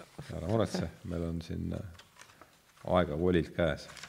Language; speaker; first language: Estonian; native; Estonian